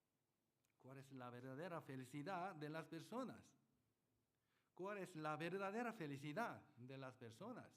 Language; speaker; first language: Spanish; non-native, learner; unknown